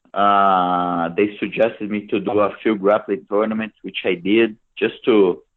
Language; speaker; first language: English; non-native, fluent; Portuguese